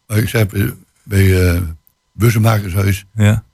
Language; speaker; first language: Dutch; native; Dutch